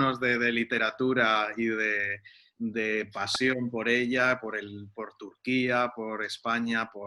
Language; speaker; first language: Spanish; native; Spanish